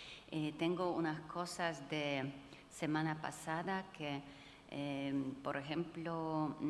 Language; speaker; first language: Spanish; non-native, fluent; Polish